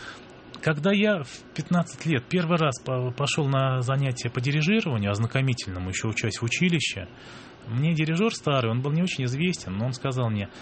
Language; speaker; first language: Russian; native; Russian